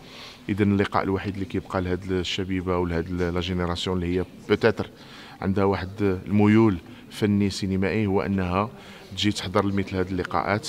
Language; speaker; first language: Arabic; native; Arabic